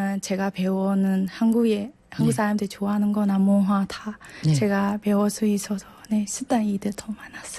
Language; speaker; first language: Korean; non-native, learner; Burmese